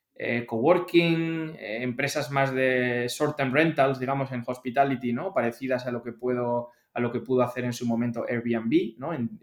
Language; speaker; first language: Spanish; native; Spanish